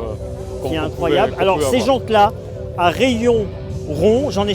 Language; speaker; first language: French; native; French